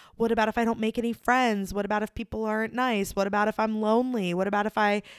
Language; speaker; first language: English; native; English